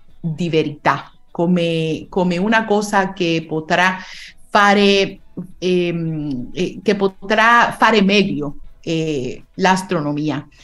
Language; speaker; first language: Italian; non-native, learner; Spanish